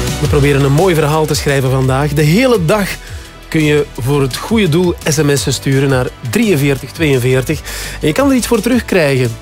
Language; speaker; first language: Dutch; native; Dutch